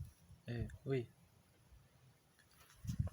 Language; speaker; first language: French; non-native, learner; Portuguese